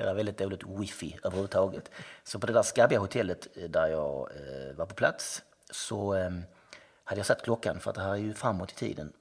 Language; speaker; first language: Swedish; native; Swedish